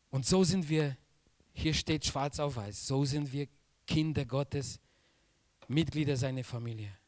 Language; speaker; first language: German; non-native, fluent; Polish